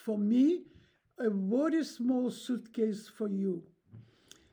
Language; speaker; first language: English; non-native, fluent; Russian